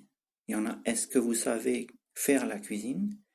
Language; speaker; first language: French; non-native, fluent; Tibetan